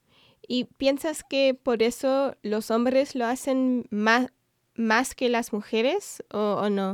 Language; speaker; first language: Spanish; non-native, fluent; English